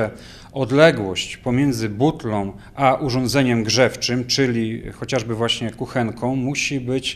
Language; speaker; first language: Polish; native; Polish